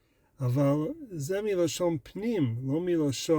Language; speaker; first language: Hebrew; non-native, fluent; English